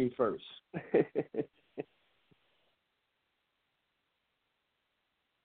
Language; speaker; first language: English; native; English